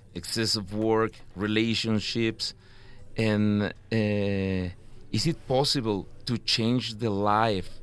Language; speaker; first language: English; non-native, fluent; Spanish